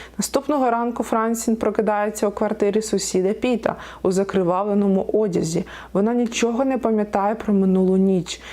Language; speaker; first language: Ukrainian; non-native, local second language; Russian